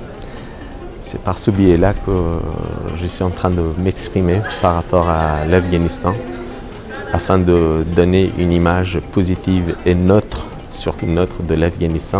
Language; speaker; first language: French; non-native, fluent; Persian